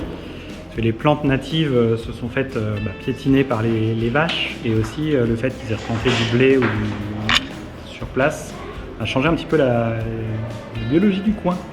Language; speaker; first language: French; native; French